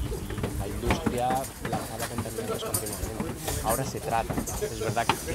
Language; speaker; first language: Spanish; native; Spanish